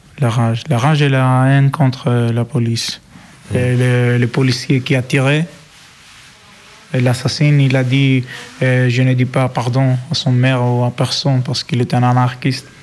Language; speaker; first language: French; non-native, learner; Greek